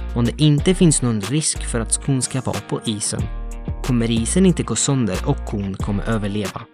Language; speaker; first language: Swedish; non-native, fluent; Italian